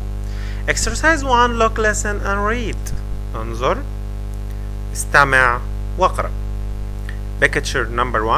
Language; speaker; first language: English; non-native, fluent; Arabic